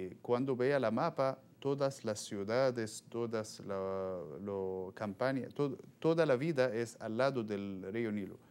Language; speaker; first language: Spanish; non-native, fluent; Arabic